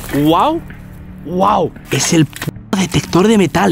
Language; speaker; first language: Spanish; native; Spanish